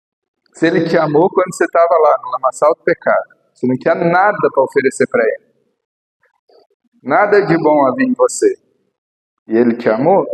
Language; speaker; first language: Portuguese; native; Portuguese